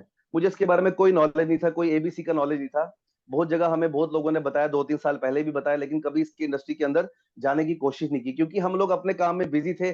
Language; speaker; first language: Hindi; native; Hindi